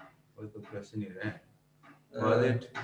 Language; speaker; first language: English; non-native, local second language; Urdu